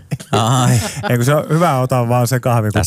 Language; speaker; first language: Finnish; native; Finnish